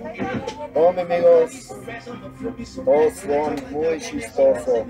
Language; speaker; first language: Spanish; early bilingual, heritage; English